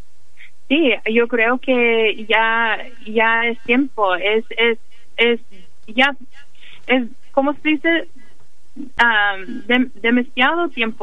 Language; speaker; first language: Spanish; early bilingual, heritage; English